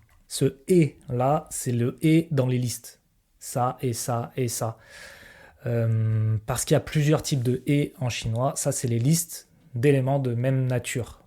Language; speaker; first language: French; native; French